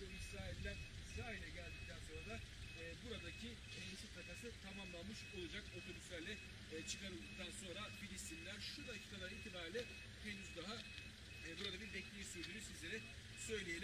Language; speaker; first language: Turkish; native; Turkish